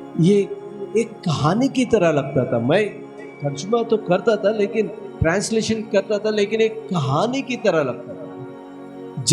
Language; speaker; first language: Hindi; non-native, local second language; Telugu